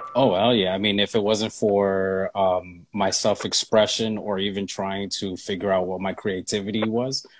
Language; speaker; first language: English; native; English